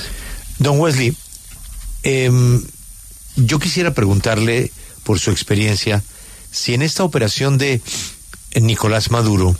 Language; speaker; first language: Spanish; native; Spanish